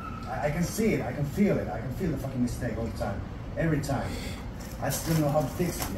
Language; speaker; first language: English; non-native, fluent; Finnish